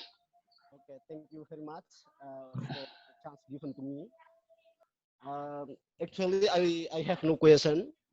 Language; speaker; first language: English; non-native, fluent; Indonesian